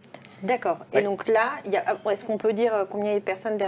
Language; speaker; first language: French; native; French